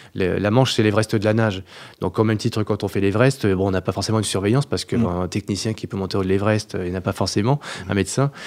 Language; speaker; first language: French; native; French